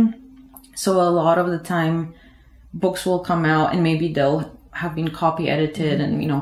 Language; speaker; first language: English; non-native, fluent; Bulgarian